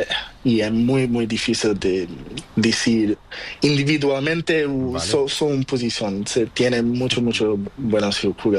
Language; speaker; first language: Spanish; non-native, learner; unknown